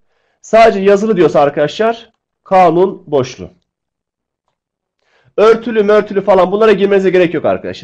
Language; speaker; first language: Turkish; native; Turkish